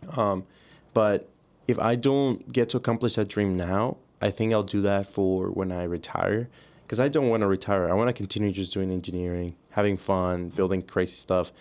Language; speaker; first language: English; early bilingual, other home language; Spanish